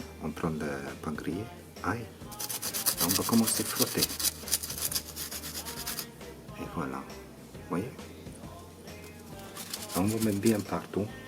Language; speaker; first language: French; non-native, learner; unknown